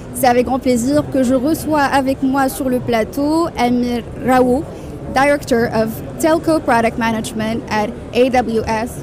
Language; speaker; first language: French; non-native, local second language; Arabic